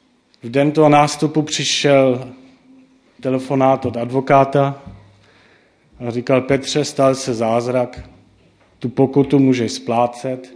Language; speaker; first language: Czech; non-native, fluent; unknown